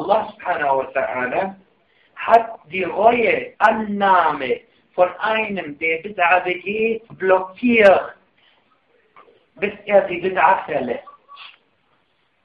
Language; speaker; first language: German; non-native, fluent; Arabic